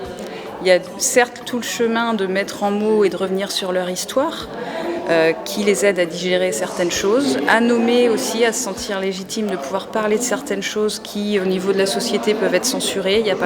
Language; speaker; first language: French; native; French